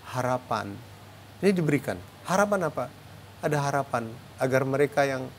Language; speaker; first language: Indonesian; native; Indonesian